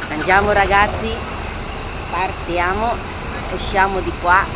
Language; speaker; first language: Italian; non-native, learner; Filipino